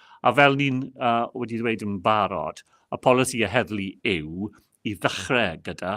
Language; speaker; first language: Welsh; non-native, local second language; English